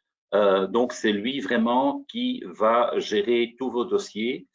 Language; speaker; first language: French; native; French